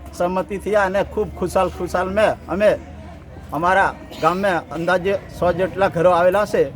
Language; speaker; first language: Gujarati; non-native, local second language; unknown